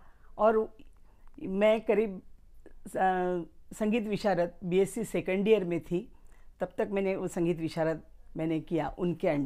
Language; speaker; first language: Hindi; native; Hindi